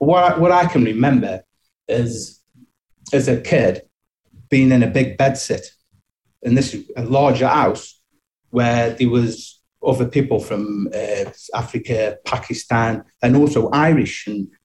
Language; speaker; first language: English; native; English